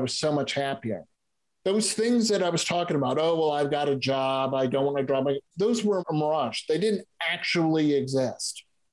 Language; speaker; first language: English; native; English